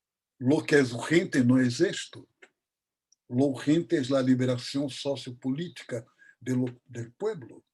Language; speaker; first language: Spanish; non-native, learner; Portuguese